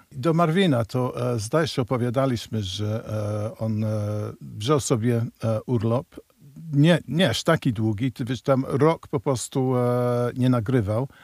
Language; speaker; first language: Polish; early bilingual, heritage; Polish